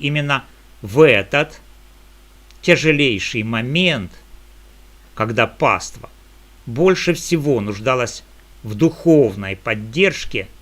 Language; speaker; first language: Russian; native; Russian